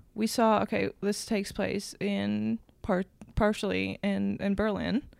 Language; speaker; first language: English; non-native, fluent; German